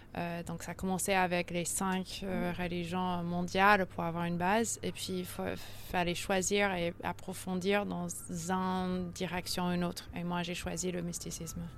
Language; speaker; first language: French; early bilingual, heritage; French